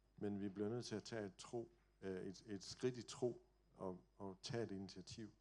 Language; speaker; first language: Danish; native; Danish